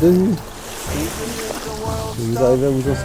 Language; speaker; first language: French; native; French